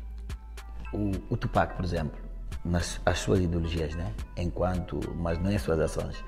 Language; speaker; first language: Portuguese; non-native, local second language; Upper Guinea Crioulo